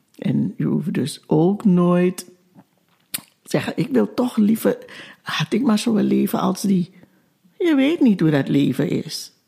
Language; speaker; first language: Dutch; native; Dutch